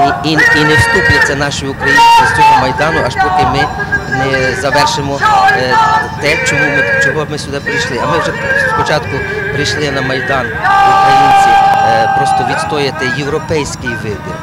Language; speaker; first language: Ukrainian; native; Ukrainian